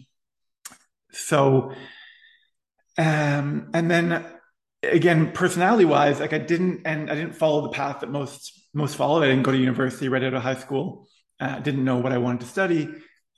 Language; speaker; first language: English; native; English